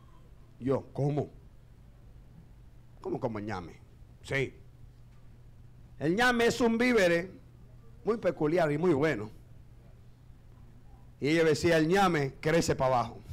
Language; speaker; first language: Spanish; native; Spanish